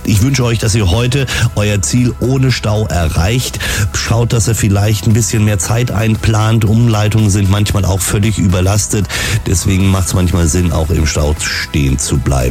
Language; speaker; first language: German; native; German